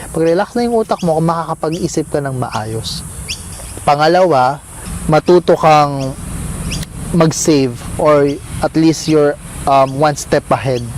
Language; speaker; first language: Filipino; non-native, local second language; Pampanga